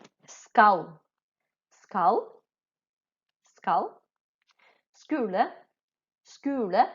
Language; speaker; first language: Norwegian; non-native, fluent; Portuguese